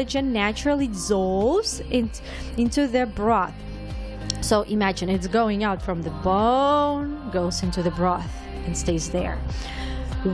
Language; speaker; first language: English; non-native, fluent; Ukrainian